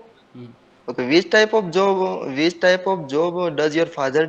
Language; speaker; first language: English; non-native, learner; Hindi